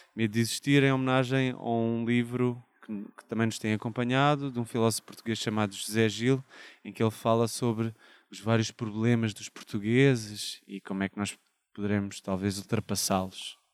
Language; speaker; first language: Portuguese; native; Portuguese